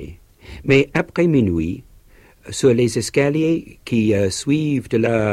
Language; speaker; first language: French; non-native, learner; English